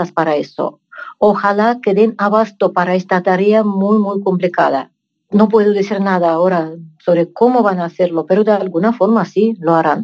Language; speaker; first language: Spanish; non-native, fluent; Russian